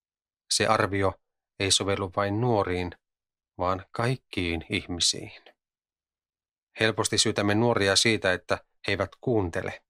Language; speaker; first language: Finnish; native; Finnish